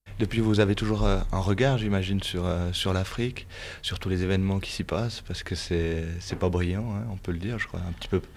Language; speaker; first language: French; native; French